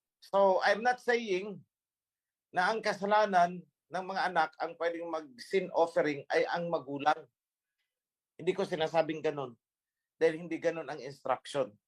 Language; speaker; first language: Filipino; native; Filipino